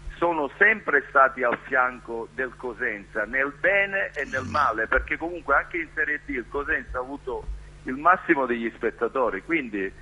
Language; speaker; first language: Italian; native; Italian